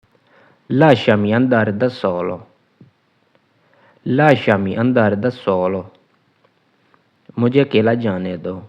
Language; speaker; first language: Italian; non-native, learner; Urdu